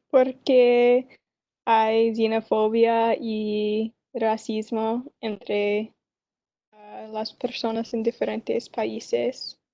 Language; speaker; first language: Spanish; non-native, learner; English